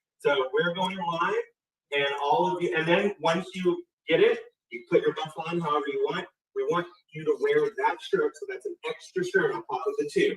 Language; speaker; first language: English; native; English